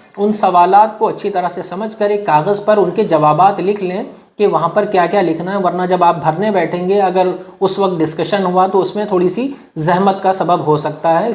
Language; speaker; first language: Urdu; native; Urdu